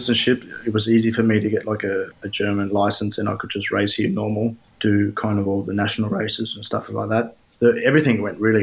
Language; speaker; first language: English; native; English